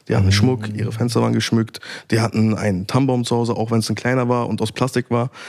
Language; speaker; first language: German; early bilingual, other home language; Turkish